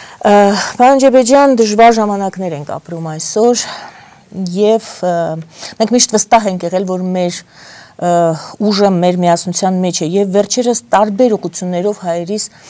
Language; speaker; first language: Armenian; native; Armenian